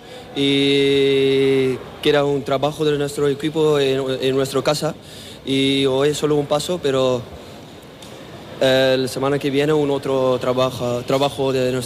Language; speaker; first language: Spanish; non-native, learner; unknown